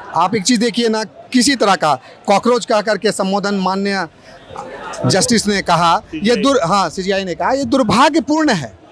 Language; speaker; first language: Hindi; native; Hindi